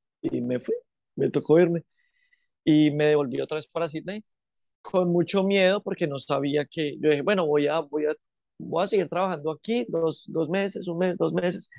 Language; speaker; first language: Spanish; native; Spanish